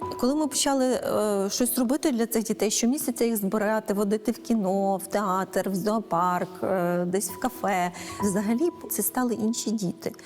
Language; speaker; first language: Ukrainian; native; Ukrainian